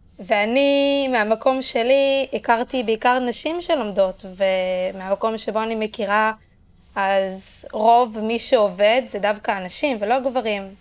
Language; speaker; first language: Hebrew; native; Hebrew